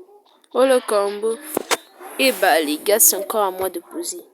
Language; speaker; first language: French; native; French